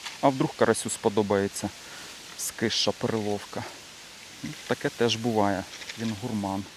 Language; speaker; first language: Ukrainian; native; Ukrainian